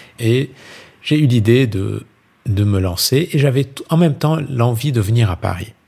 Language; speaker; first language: French; non-native, local second language; Arabic